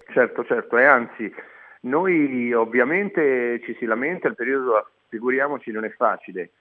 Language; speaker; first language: Italian; native; Italian